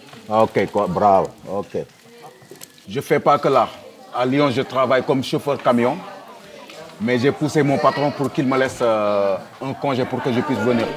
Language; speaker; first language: French; non-native, local second language; Wolof